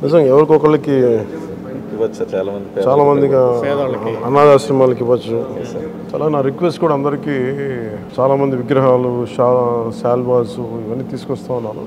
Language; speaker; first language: Telugu; native; Telugu